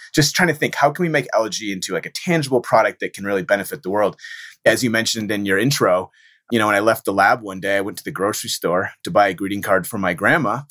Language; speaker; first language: English; native; English